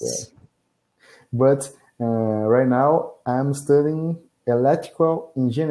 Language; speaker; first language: English; non-native, learner; Portuguese